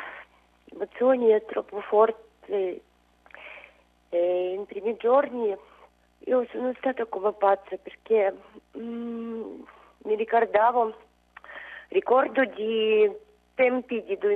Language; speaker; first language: Italian; non-native, learner; Russian